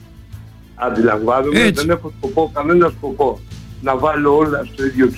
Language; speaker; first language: Greek; native; Greek